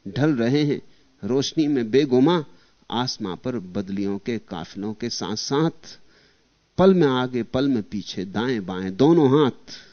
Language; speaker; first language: Hindi; native; Hindi